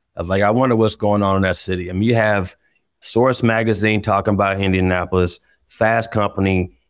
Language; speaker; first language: English; native; English